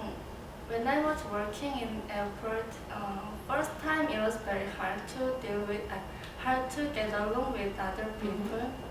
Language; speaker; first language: English; non-native, learner; Korean